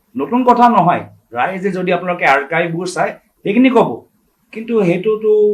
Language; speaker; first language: Assamese; native; Assamese